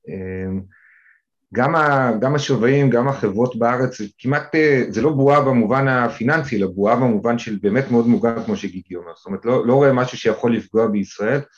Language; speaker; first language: Hebrew; native; Hebrew